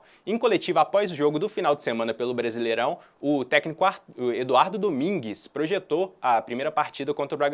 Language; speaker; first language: Portuguese; native; Portuguese